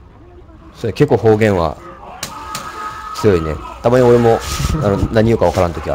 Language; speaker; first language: Japanese; native; Japanese